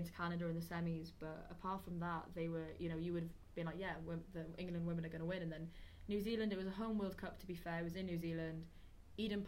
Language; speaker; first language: English; native; English